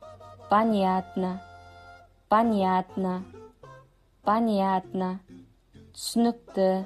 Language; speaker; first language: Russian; non-native, fluent; Kazakh